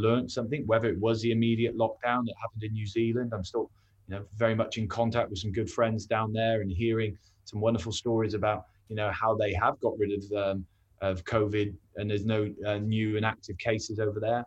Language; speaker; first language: English; native; English